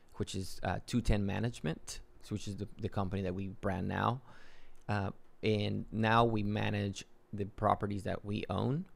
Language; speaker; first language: English; non-native, fluent; Spanish